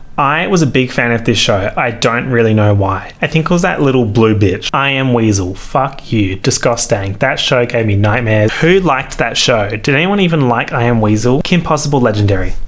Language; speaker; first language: English; native; English